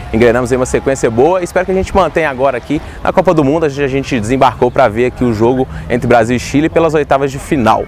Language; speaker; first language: Portuguese; native; Portuguese